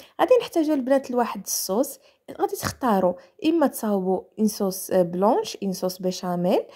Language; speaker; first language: Arabic; native; Arabic